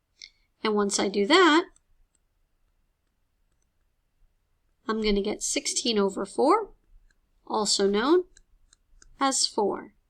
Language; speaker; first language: English; native; English